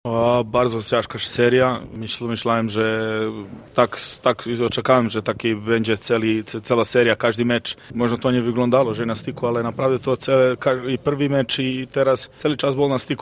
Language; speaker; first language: Polish; non-native, learner; Serbian